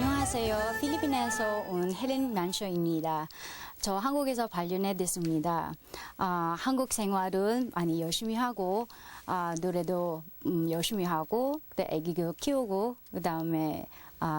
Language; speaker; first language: Korean; non-native, fluent; Filipino